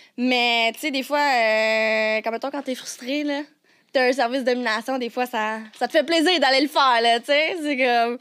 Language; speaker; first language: French; native; French